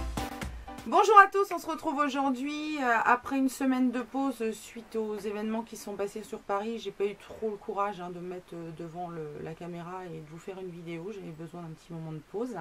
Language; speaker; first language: French; native; French